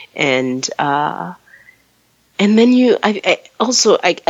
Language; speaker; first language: English; non-native, local second language; Tswana